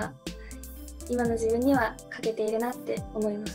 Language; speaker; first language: Japanese; native; Japanese